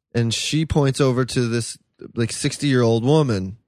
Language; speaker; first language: English; native; English